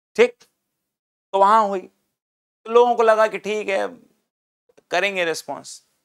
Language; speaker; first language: Hindi; native; Hindi